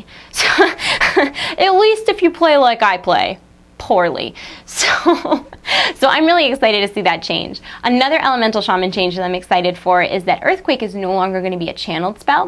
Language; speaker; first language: English; native; English